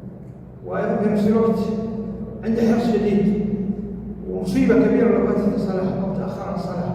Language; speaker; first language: Arabic; native; Arabic